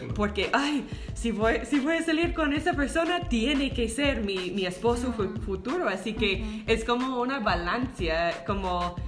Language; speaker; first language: Spanish; non-native, fluent; English